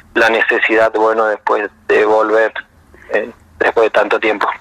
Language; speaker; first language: Spanish; native; Spanish